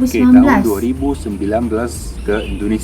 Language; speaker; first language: Indonesian; non-native, fluent; Arabic